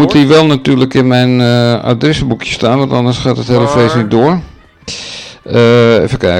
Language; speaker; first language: Dutch; native; Dutch